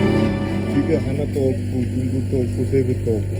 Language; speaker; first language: Korean; non-native, learner; Mongolian